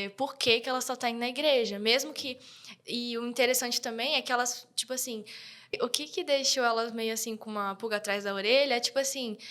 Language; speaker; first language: Portuguese; early bilingual, heritage; Portuguese